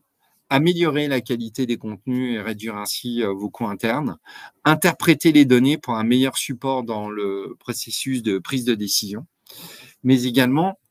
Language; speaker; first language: French; native; French